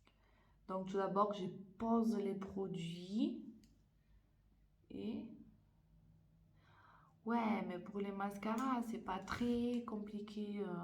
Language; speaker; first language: French; non-native, fluent; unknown